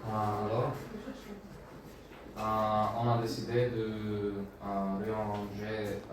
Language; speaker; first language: French; non-native, learner; Bulgarian